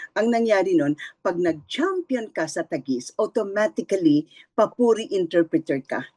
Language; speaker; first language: Filipino; non-native, local second language; Hiligaynon